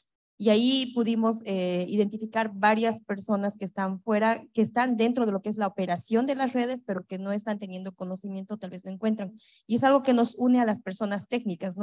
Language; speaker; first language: Spanish; native; Spanish